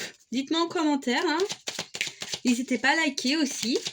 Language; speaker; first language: French; native; French